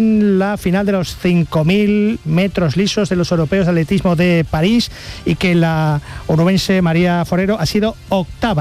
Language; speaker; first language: Spanish; native; Spanish